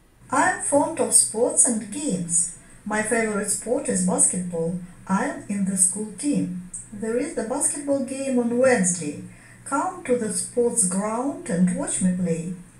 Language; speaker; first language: English; non-native, fluent; Ukrainian